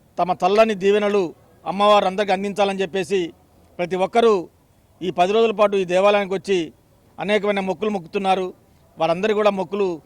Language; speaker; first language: Telugu; native; Telugu